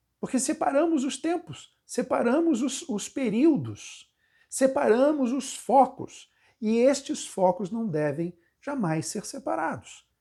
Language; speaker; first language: Portuguese; native; Portuguese